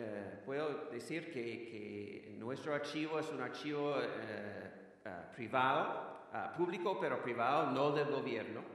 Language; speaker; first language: Spanish; non-native, fluent; English